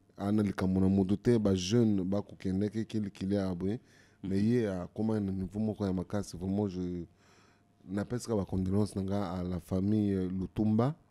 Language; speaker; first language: French; non-native, local second language; Lingala